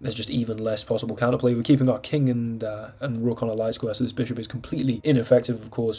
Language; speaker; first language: English; native; English